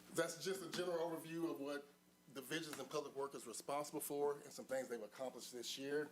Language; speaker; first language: English; native; English